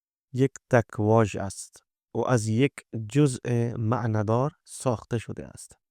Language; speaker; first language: Persian; non-native, fluent; Urdu